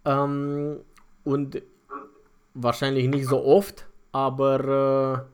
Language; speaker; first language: German; non-native, fluent; Romanian